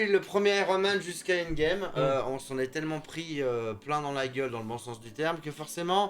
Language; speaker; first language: French; native; French